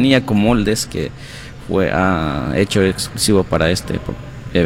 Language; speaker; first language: Spanish; non-native, local second language; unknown